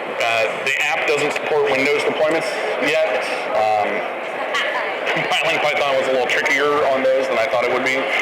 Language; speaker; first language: English; native; English